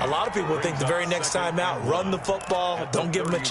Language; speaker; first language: English; native; English